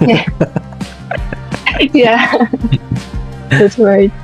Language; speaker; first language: English; non-native, learner; Indonesian